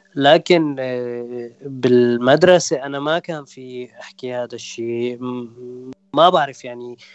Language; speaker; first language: Arabic; non-native, local second language; Kurdish